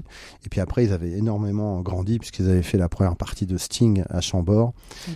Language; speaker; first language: French; native; French